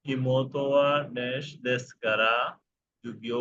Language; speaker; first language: Japanese; non-native, fluent; Bangla